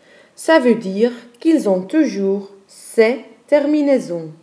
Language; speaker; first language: French; non-native, fluent; Dutch